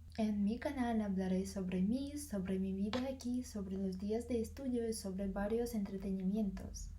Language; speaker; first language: Spanish; non-native, fluent; Russian